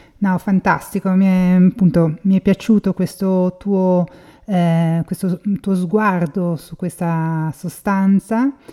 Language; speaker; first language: Italian; native; Italian